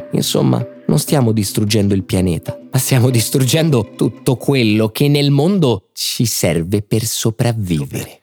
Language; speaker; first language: Italian; native; Italian